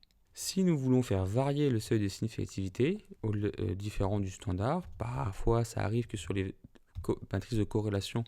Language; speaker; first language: French; native; French